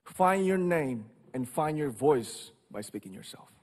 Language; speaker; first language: English; non-native, fluent; Korean